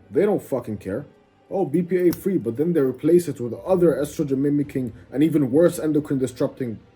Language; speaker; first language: English; native; English